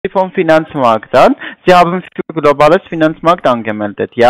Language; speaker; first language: German; non-native, learner; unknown